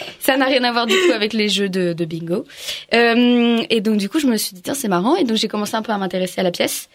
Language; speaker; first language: French; non-native, local second language; Arabic